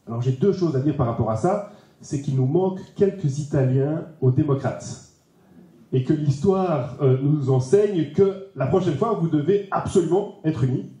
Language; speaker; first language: French; native; French